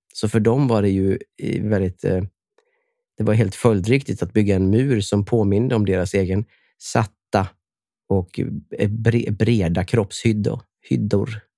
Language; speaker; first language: Swedish; native; Swedish